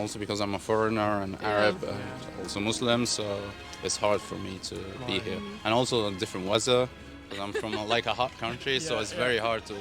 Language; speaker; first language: English; non-native, fluent; Arabic